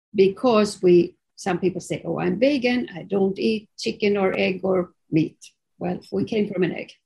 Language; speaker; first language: English; non-native, fluent; Swedish